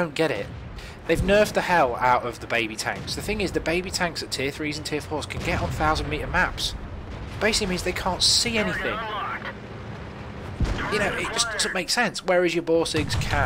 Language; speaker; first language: English; native; English